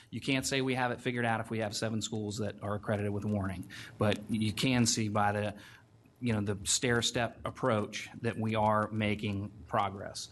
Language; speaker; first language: English; native; English